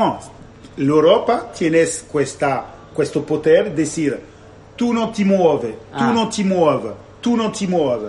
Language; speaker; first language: Italian; non-native, fluent; French